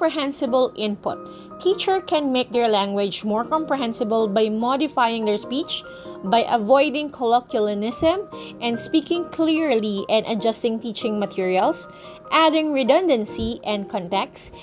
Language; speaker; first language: English; non-native, local second language; Filipino